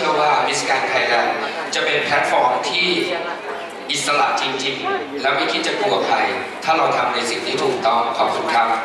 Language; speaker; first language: Thai; native; Thai